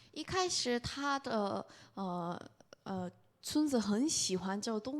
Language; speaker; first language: Chinese; non-native, fluent; Korean